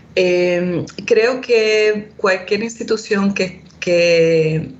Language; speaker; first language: Spanish; early bilingual, heritage; Spanish